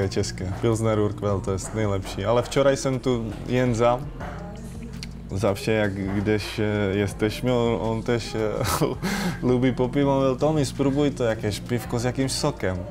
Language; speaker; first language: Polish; non-native, learner; Czech